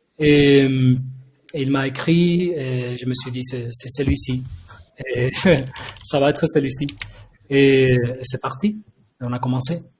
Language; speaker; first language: French; non-native, fluent; Spanish